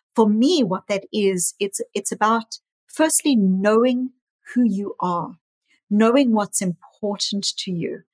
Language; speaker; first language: English; native; English